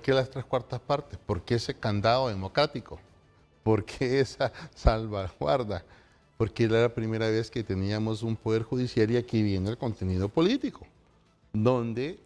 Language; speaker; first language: Spanish; native; Spanish